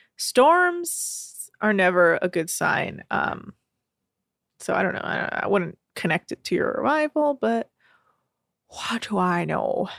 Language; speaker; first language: English; native; English